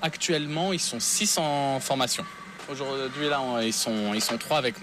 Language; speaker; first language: French; native; French